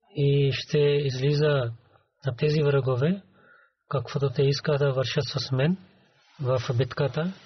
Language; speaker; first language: Bulgarian; non-native, learner; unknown